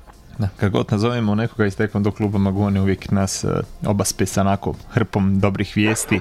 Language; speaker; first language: Croatian; native; Croatian